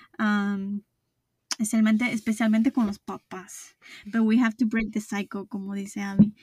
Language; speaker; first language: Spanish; early bilingual, heritage; Spanish